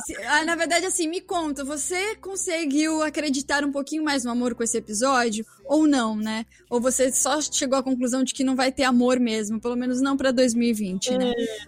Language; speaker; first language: Portuguese; native; Portuguese